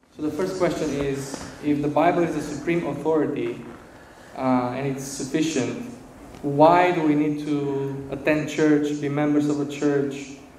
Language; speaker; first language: English; non-native, fluent; Romanian